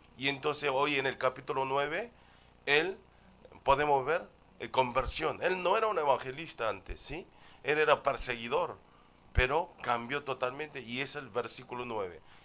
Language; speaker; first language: Spanish; non-native, fluent; Korean